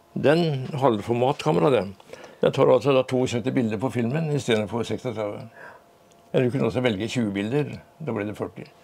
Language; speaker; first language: Norwegian; native; Norwegian